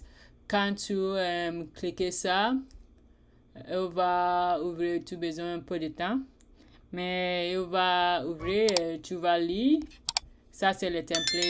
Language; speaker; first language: French; non-native, learner; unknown